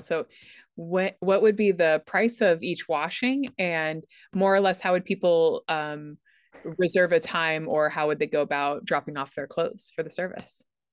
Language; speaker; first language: English; native; English